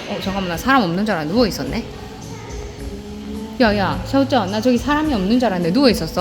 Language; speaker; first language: Korean; native; Korean